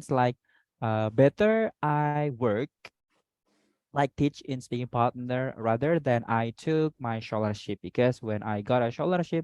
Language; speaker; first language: English; non-native, fluent; Indonesian